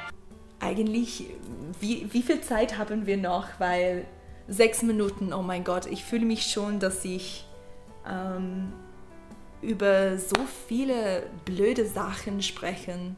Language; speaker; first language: German; non-native, learner; English